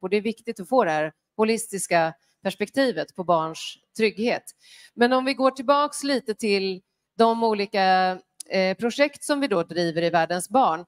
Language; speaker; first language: Swedish; native; Swedish